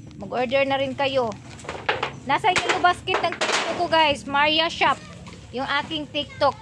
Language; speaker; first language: Filipino; non-native, local second language; Cebuano